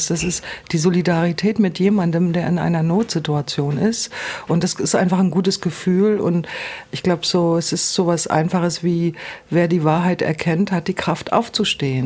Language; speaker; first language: German; native; German